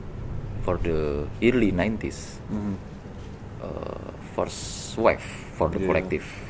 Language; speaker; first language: English; non-native, learner; Indonesian